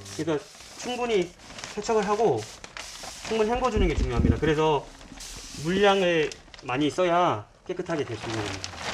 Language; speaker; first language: Korean; early bilingual, heritage; Korean